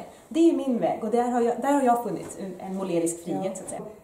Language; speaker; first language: Swedish; early bilingual, other home language; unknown